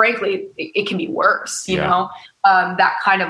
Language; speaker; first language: English; native; English